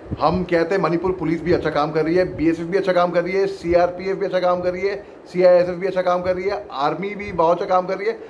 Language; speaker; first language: Hindi; native; Hindi